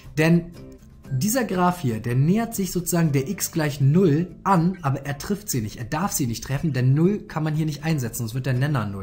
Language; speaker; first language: German; native; German